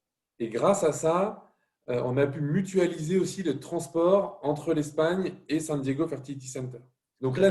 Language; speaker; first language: French; native; French